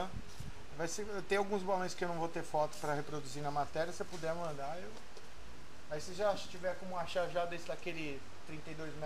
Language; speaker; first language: Portuguese; native; Portuguese